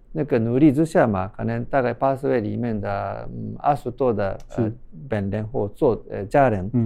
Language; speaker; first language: Chinese; non-native, fluent; Japanese